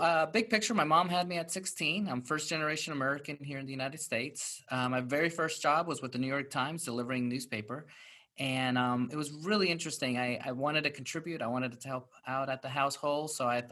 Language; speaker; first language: English; native; English